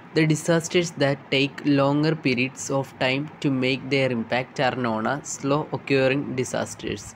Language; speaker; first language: English; non-native, local second language; Malayalam